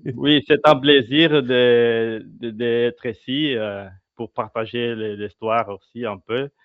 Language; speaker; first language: French; non-native, fluent; Portuguese